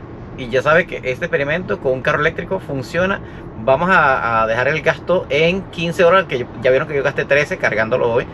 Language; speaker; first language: Spanish; native; Spanish